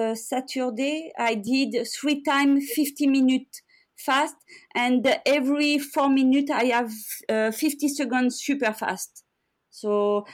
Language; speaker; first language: English; non-native, learner; French